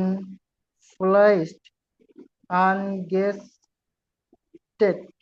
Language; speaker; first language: German; non-native, learner; Bangla